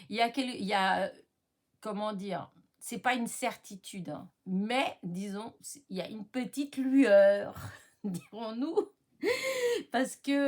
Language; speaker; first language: French; native; French